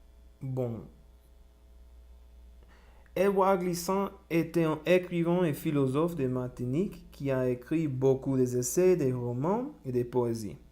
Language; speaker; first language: French; non-native, learner; Spanish